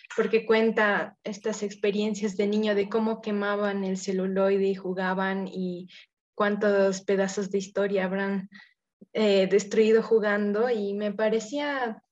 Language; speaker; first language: Spanish; native; Spanish